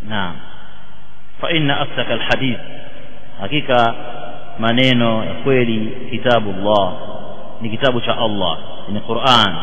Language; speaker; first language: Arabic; non-native, fluent; Swahili